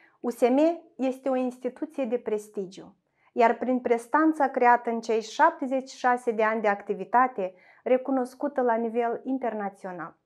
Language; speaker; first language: Romanian; native; Romanian